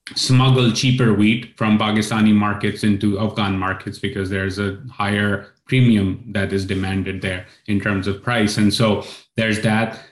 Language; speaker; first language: English; non-native, local second language; Urdu